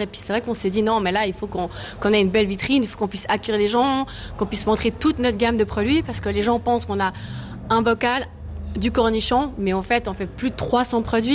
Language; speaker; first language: French; native; French